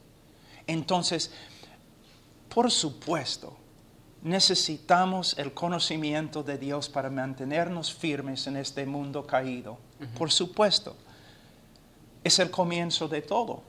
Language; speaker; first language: Spanish; non-native, fluent; English